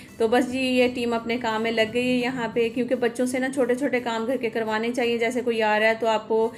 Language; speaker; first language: Urdu; native; Urdu